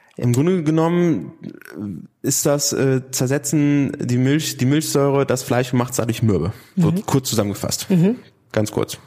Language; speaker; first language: German; native; German